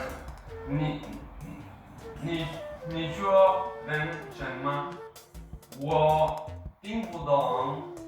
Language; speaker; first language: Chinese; non-native, learner; Spanish